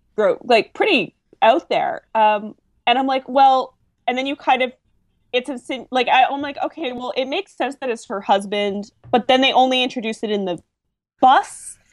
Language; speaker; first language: English; native; English